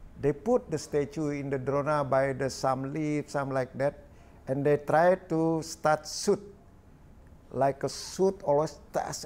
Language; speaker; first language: English; non-native, learner; Balinese